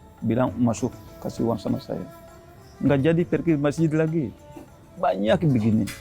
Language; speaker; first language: Indonesian; non-native, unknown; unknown